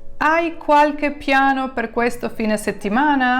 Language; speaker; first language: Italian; non-native, fluent; Ukrainian